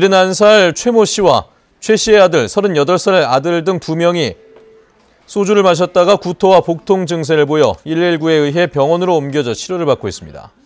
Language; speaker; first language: Korean; native; Korean